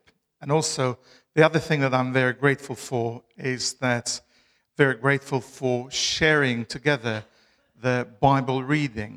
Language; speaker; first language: English; non-native, fluent; Albanian